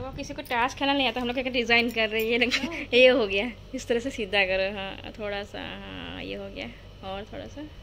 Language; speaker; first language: Hindi; native; Hindi